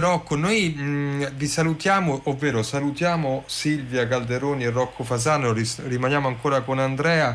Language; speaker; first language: Italian; native; Italian